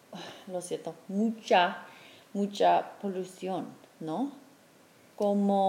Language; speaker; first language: Spanish; non-native, fluent; English